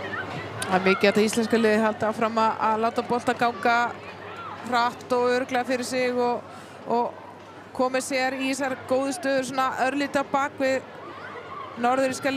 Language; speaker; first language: Icelandic; native; Icelandic